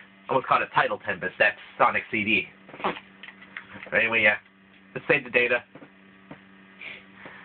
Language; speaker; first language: English; native; English